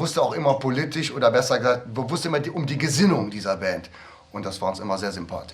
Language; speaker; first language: German; native; German